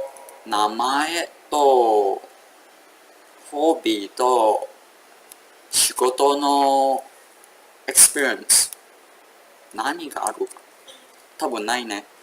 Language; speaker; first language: Japanese; non-native, learner; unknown